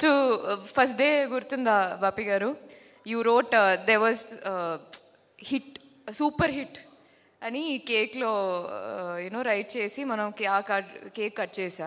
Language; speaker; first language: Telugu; non-native, local second language; Malayalam